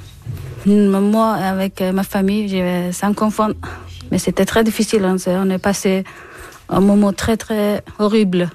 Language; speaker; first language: French; non-native, learner; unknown